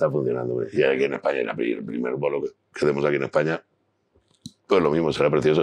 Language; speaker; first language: Spanish; native; Spanish